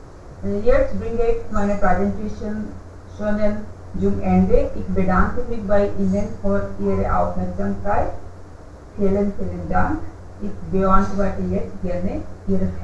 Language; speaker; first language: German; non-native, learner; Hindi